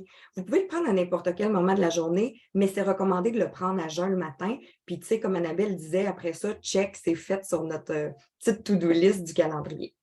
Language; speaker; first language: French; native; French